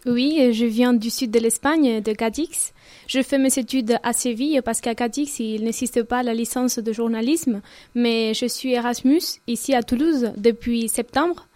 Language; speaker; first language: French; non-native, fluent; Spanish